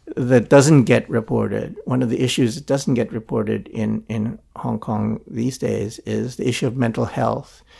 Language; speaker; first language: English; non-native, local second language; Filipino